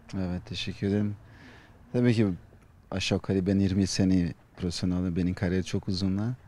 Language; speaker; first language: Turkish; non-native, learner; Portuguese